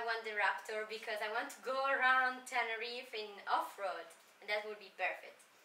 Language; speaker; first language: English; non-native, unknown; Italian